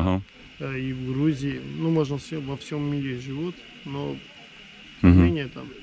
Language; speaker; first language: Russian; non-native, local second language; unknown